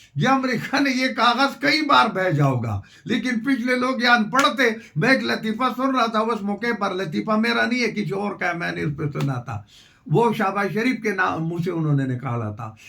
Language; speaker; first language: Urdu; non-native, local second language; Pashto